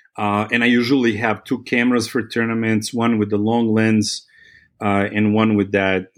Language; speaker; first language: English; non-native, fluent; Serbian